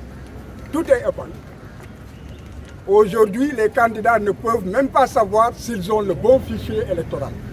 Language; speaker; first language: French; non-native, local second language; Wolof